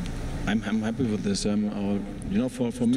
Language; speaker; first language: English; non-native, fluent; German